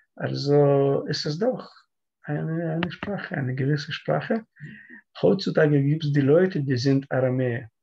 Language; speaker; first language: German; non-native, learner; Russian